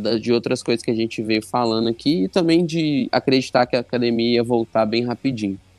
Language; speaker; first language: Portuguese; native; Portuguese